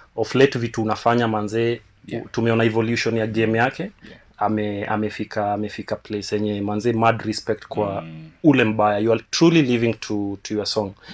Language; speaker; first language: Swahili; native; Swahili